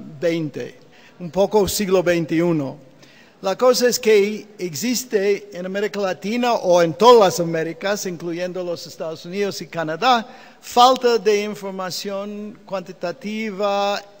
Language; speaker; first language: Spanish; non-native, fluent; English